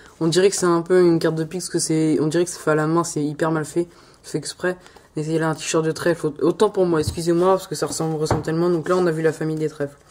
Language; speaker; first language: French; native; French